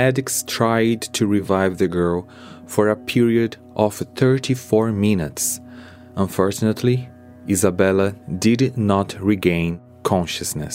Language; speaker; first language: English; non-native, fluent; Portuguese